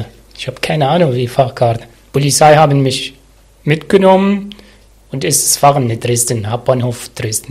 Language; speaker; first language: German; non-native, learner; Arabic